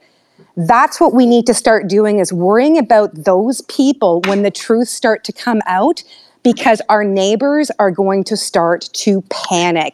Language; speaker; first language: English; native; English